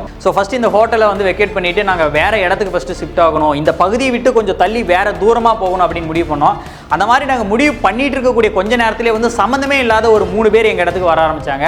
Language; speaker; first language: Tamil; native; Tamil